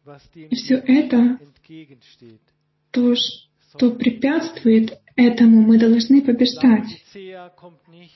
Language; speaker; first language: Russian; non-native, fluent; German